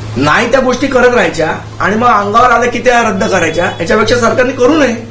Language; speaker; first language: Marathi; native; Marathi